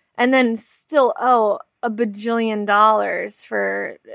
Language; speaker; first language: English; native; English